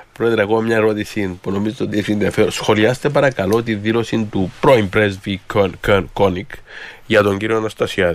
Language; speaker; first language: Greek; native; Greek